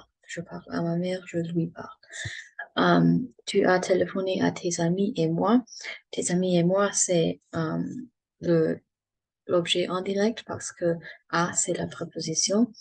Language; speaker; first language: French; non-native, learner; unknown